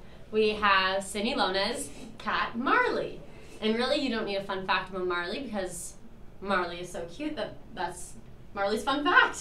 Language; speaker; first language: English; native; English